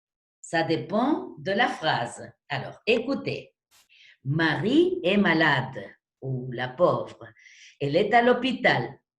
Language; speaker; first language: French; non-native, fluent; Spanish